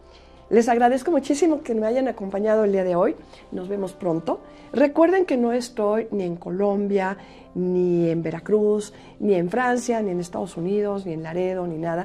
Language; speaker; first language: Spanish; native; Spanish